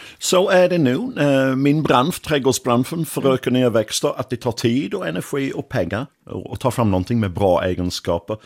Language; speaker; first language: Swedish; non-native, fluent; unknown